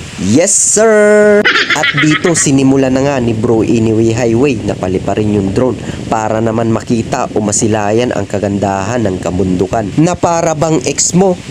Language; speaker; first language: Filipino; non-native, local second language; Bikol